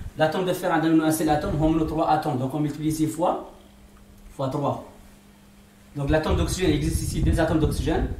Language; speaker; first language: French; non-native, local second language; Arabic